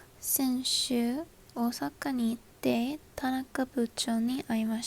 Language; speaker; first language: Japanese; non-native, learner; English